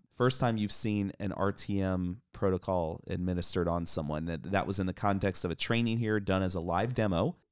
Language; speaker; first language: English; native; English